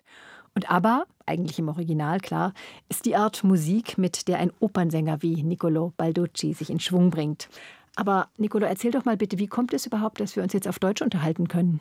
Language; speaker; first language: German; native; German